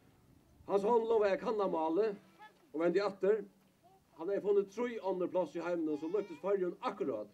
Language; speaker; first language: Danish; non-native, learner; Faroese